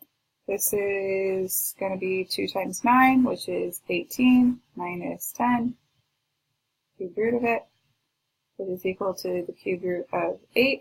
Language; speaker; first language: English; native; English